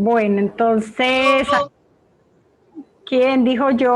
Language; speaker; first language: Spanish; native; Spanish